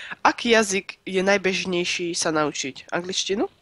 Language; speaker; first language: Slovak; native; Slovak